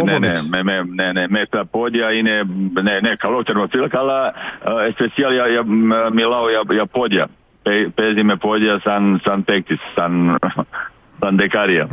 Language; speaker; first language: Greek; non-native, learner; Serbian